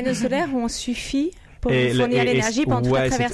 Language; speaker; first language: French; native; French